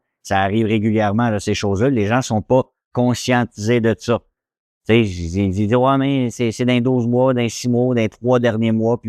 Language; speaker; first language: French; native; French